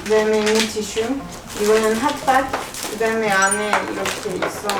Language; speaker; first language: Korean; non-native, learner; French